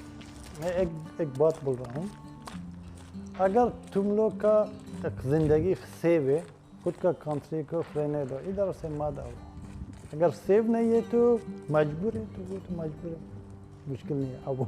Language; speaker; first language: Hindi; non-native, learner; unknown